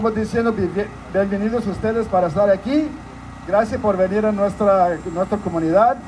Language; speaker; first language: Spanish; early bilingual, heritage; Spanish